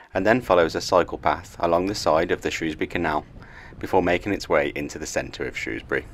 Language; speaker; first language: English; native; English